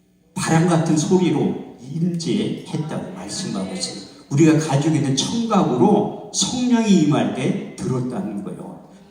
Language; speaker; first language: Korean; native; Korean